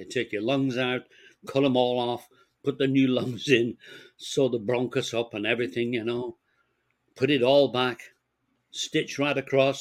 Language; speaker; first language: English; native; English